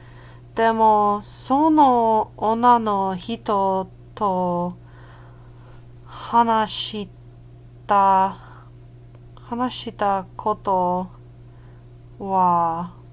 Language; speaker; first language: Japanese; non-native, learner; English